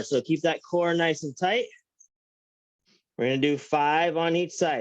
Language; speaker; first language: English; native; English